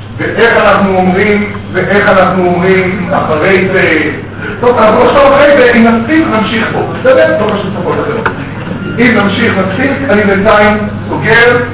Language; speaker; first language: Hebrew; native; Hebrew